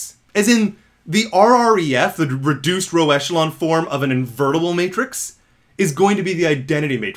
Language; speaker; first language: English; native; English